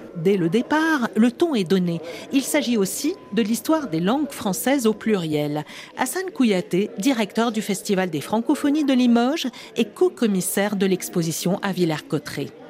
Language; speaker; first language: French; native; French